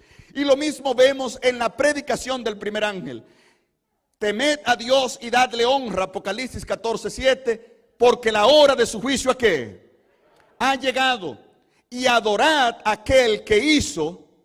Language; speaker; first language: Spanish; native; Spanish